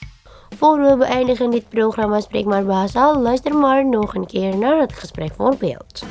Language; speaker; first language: Dutch; non-native, learner; Indonesian